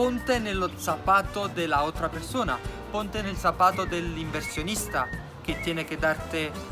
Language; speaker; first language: Spanish; non-native, fluent; Italian